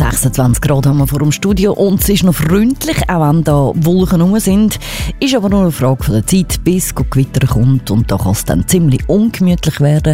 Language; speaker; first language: German; native; German